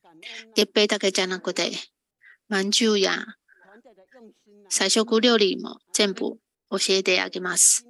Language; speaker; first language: Japanese; non-native, fluent; Chinese